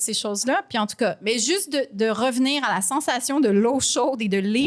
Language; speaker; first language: French; native; French